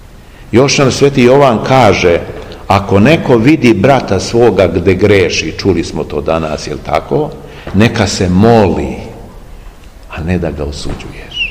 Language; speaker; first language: Serbian; native; Serbian